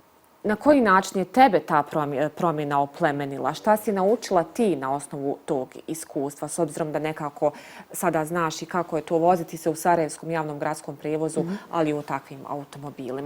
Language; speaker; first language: Bosnian; native; Bosnian